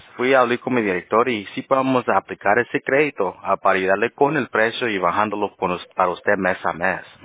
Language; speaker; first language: Spanish; early bilingual, heritage; Spanish